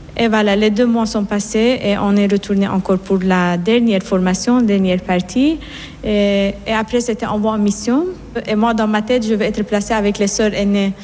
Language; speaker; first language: French; non-native, fluent; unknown